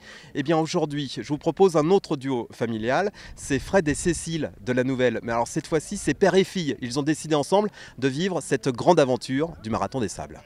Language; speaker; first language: French; native; French